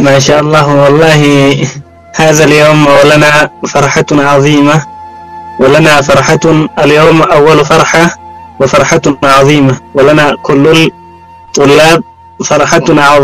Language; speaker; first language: Arabic; non-native, learner; Oromo